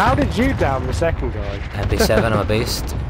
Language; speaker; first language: English; native; English